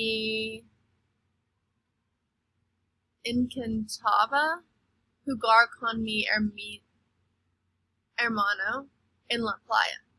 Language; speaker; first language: Spanish; non-native, learner; English